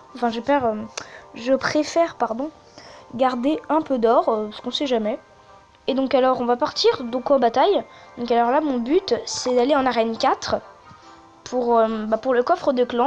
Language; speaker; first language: French; native; French